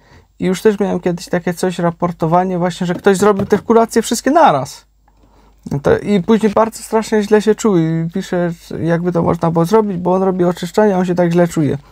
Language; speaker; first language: Polish; native; Polish